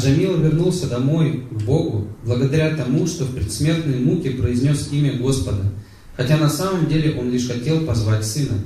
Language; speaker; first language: Russian; native; Russian